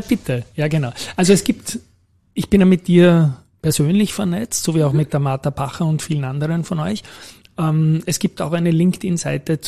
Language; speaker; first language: German; native; German